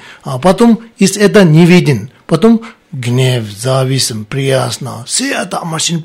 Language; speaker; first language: Russian; non-native, learner; Tibetan